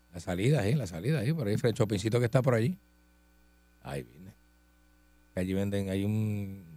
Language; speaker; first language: Spanish; native; Spanish